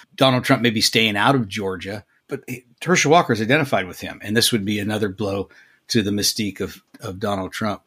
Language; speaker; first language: English; native; English